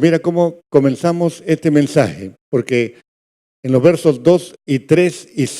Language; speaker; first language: Spanish; native; Spanish